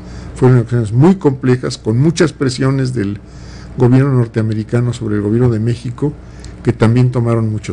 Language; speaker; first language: Spanish; native; Spanish